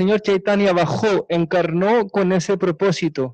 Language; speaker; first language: Spanish; native; Spanish